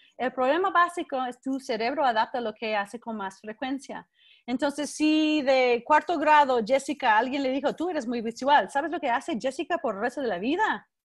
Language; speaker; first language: Spanish; non-native, fluent; English